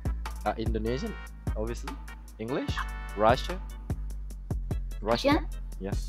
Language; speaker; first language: English; non-native, learner; Indonesian